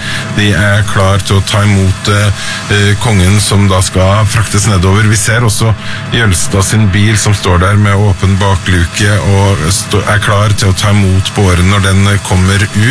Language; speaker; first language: Norwegian; native; Norwegian